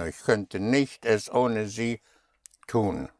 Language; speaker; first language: German; non-native, fluent; English